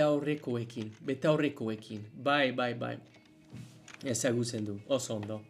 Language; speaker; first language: Basque; non-native, learner; English